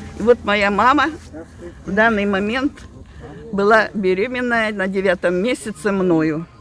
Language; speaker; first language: Russian; native; Russian